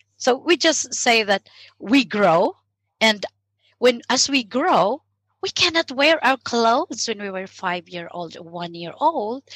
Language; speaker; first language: English; non-native, local second language; Filipino